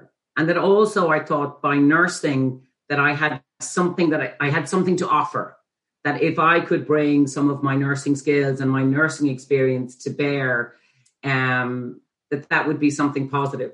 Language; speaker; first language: English; native; English